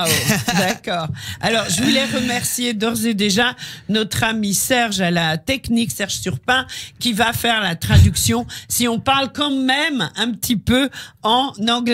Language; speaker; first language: French; native; French